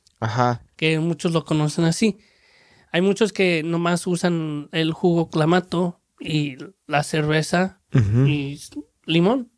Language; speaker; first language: Spanish; early bilingual, heritage; Spanish